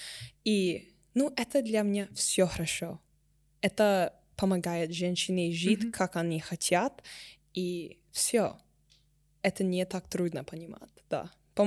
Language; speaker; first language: Russian; non-native, learner; English